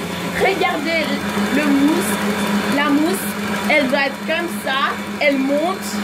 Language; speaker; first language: French; non-native, fluent; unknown